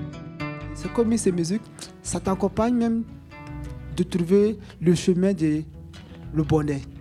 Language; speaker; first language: French; non-native, learner; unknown